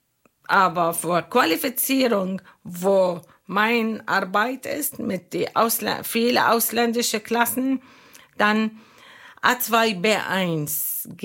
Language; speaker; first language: German; non-native, fluent; Arabic